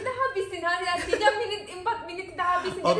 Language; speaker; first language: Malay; non-native, learner; Turkish